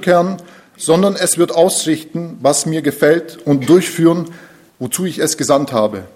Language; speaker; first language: German; native; German